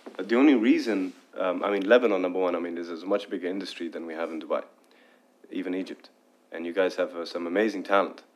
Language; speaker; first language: English; non-native, fluent; Arabic